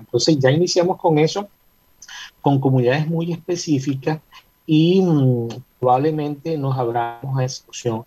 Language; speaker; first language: Spanish; native; Spanish